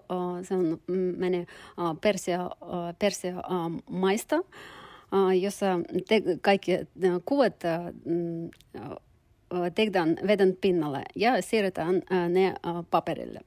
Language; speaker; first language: Finnish; non-native, learner; Turkish